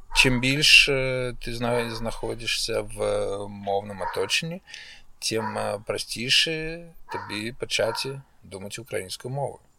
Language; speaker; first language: Ukrainian; non-native, local second language; Russian